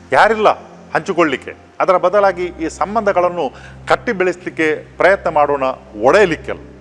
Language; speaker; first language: Kannada; non-native, local second language; Konkani